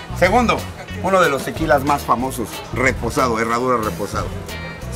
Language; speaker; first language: Spanish; native; Spanish